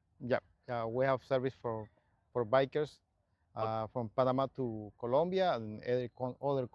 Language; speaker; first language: English; non-native, learner; Spanish